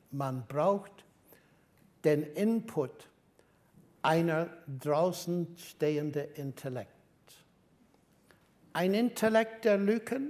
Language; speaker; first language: German; non-native, fluent; English